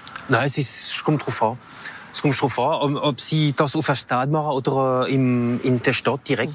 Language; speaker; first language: German; non-native, local second language; French